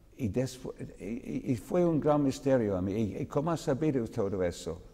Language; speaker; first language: Spanish; non-native, learner; English